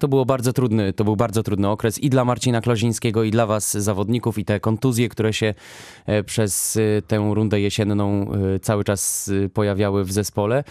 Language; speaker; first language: Polish; native; Polish